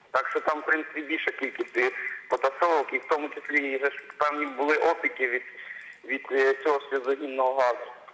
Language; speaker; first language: Ukrainian; native; Ukrainian